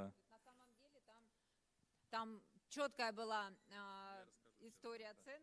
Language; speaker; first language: Russian; native; Russian